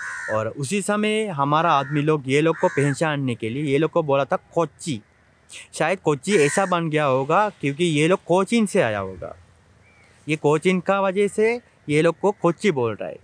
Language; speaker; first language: Hindi; non-native, fluent; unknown